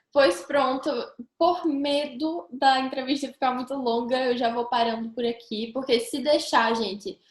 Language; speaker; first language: Portuguese; native; Portuguese